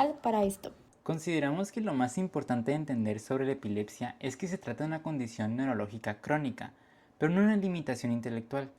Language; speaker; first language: Spanish; native; Spanish